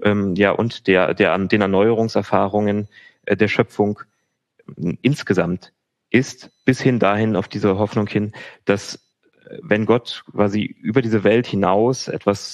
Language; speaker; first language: German; native; German